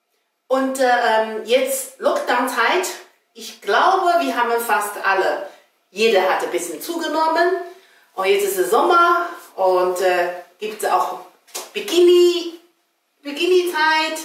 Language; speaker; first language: German; non-native, fluent; Chinese